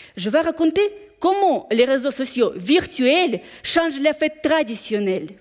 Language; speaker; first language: French; non-native, fluent; Russian